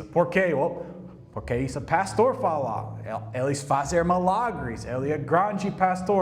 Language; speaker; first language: Portuguese; non-native, learner; English